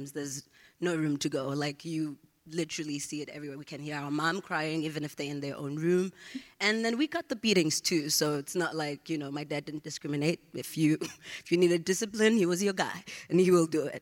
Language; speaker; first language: English; non-native, local second language; Zulu